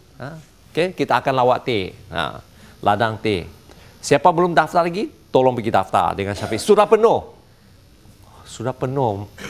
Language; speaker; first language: Malay; non-native, local second language; Chinese